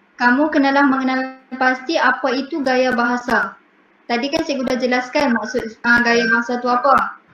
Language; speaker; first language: Malay; native; Malay